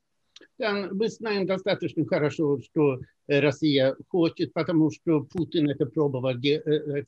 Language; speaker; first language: Russian; non-native, fluent; Swedish